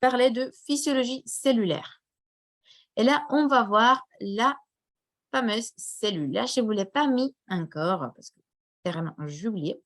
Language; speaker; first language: French; non-native, fluent; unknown